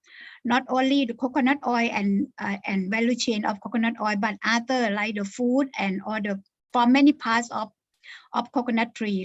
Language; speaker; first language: English; non-native, learner; Thai